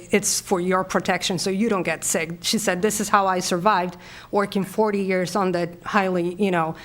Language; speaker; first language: English; non-native, fluent; Polish